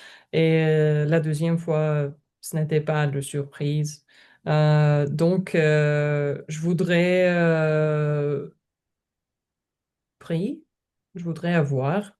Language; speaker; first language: French; non-native, learner; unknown